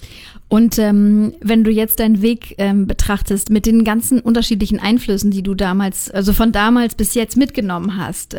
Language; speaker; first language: German; native; German